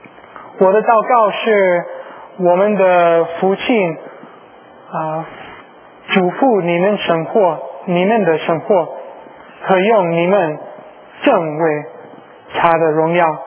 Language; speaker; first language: Chinese; non-native, learner; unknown